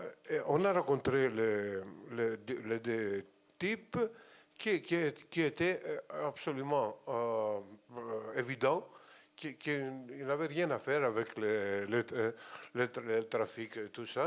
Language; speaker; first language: French; non-native, fluent; Greek